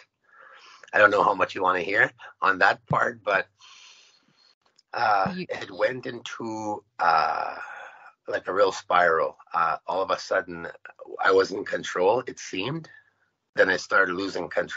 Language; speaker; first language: English; non-native, fluent; Cree